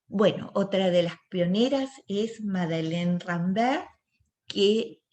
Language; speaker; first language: Spanish; native; Spanish